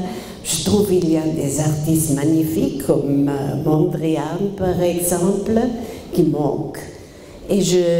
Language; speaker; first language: French; non-native, fluent; German